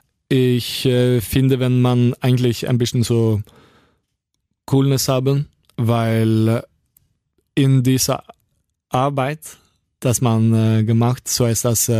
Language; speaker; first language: German; non-native, learner; Norwegian